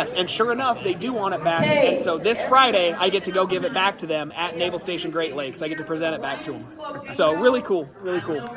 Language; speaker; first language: English; native; English